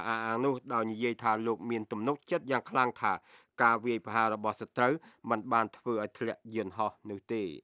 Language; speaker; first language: Khmer; native; Khmer